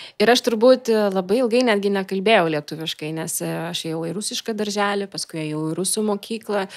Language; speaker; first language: Lithuanian; non-native, local second language; Russian